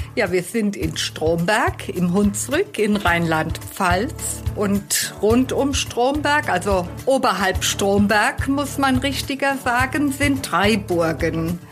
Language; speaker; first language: German; native; German